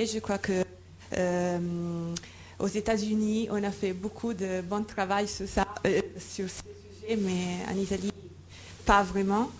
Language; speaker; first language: French; non-native, fluent; Italian